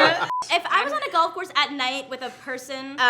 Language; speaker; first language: English; native; English